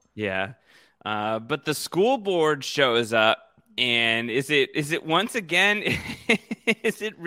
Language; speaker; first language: English; native; English